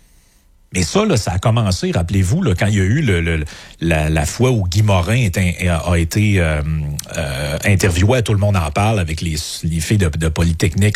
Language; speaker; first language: French; native; French